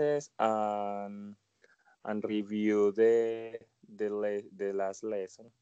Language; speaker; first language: English; non-native, learner; Spanish